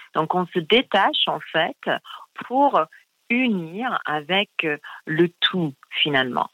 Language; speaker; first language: French; non-native, fluent; English